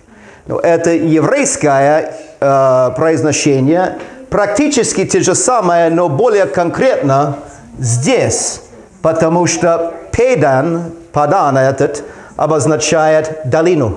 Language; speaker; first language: Russian; non-native, fluent; English